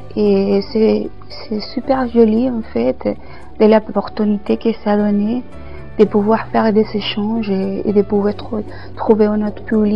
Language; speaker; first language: French; non-native, fluent; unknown